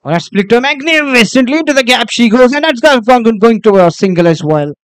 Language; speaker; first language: English; non-native, local second language; Marathi